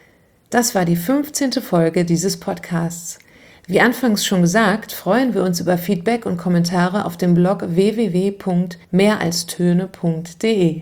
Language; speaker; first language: German; native; German